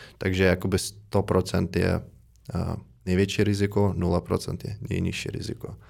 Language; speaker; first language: Czech; non-native, fluent; Russian